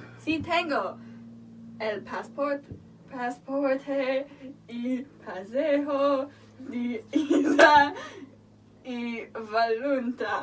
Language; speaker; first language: Spanish; non-native, learner; English